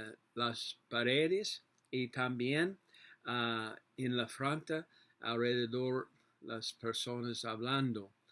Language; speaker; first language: Spanish; non-native, learner; English